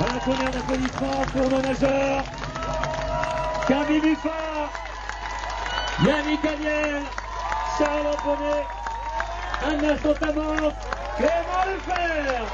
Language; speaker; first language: French; native; French